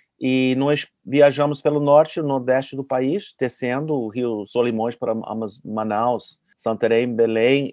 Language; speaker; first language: Portuguese; non-native, fluent; English